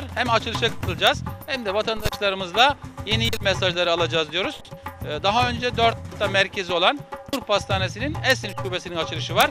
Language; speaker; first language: Turkish; native; Turkish